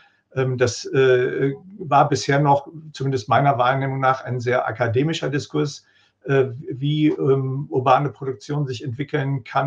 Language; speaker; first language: German; native; German